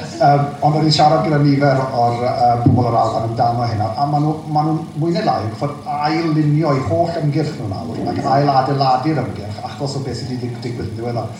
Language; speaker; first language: Welsh; native; Welsh